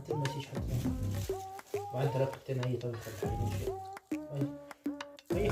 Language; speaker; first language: Arabic; non-native, learner; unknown